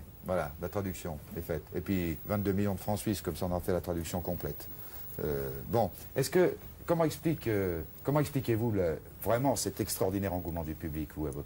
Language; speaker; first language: French; native; French